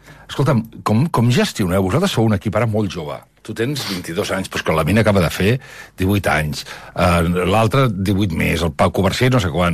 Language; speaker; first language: Catalan; native; Catalan